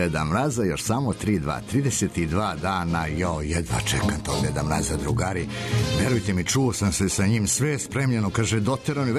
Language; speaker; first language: Serbian; native; Serbian